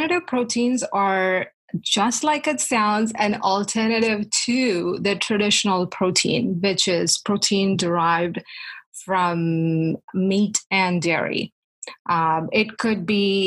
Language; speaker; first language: English; non-native, local second language; Tamil